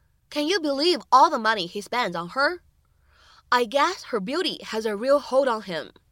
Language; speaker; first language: English; non-native, fluent; Chinese